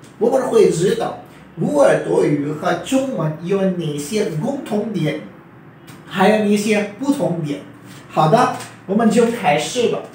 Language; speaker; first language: Chinese; non-native, fluent; Urdu